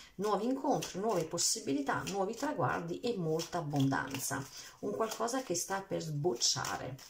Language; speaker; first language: Italian; early bilingual, heritage; Italian